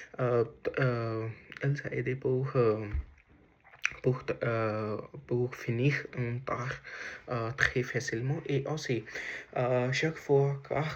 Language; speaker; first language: French; non-native, learner; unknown